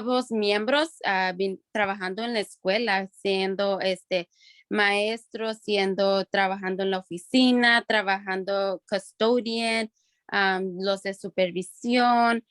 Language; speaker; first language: Spanish; early bilingual, other home language; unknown